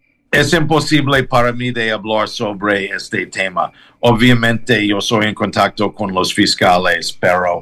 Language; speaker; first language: Spanish; non-native, learner; English